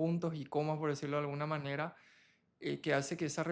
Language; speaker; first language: Spanish; native; Spanish